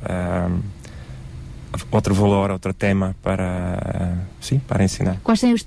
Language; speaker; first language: Portuguese; non-native, learner; Dutch